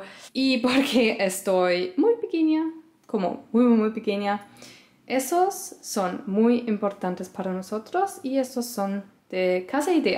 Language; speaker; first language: Spanish; non-native, learner; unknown